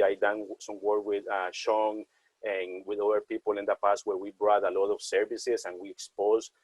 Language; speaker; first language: English; non-native, fluent; Spanish